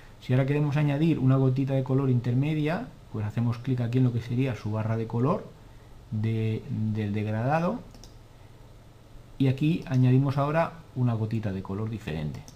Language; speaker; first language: Spanish; native; Spanish